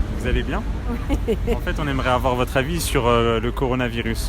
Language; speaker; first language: French; native; French